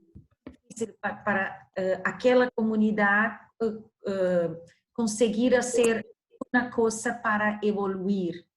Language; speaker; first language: Spanish; non-native, learner; Portuguese